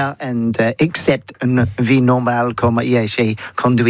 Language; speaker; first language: French; non-native, learner; English